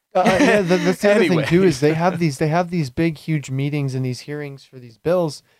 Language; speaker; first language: English; native; English